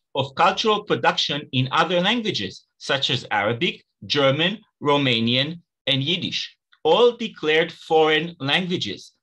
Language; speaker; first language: English; non-native, fluent; Hebrew